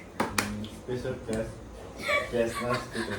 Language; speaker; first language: English; non-native, learner; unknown